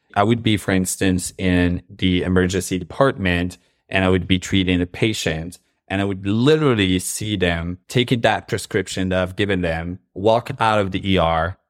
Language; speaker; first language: English; non-native, fluent; Arabic